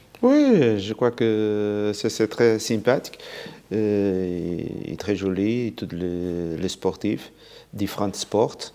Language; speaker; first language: French; non-native, fluent; Portuguese